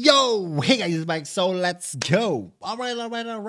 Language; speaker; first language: English; non-native, fluent; Indonesian